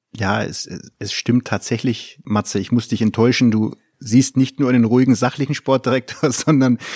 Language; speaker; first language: German; native; German